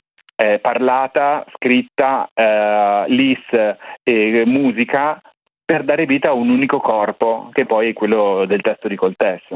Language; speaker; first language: Italian; native; Italian